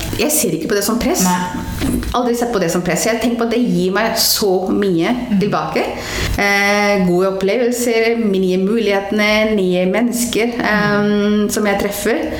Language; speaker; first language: Norwegian; non-native, fluent; Hindi